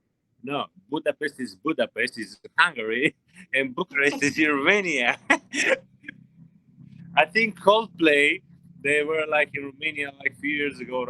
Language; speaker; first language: English; non-native, learner; Romanian